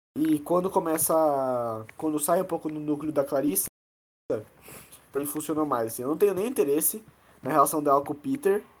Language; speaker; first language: Portuguese; native; Portuguese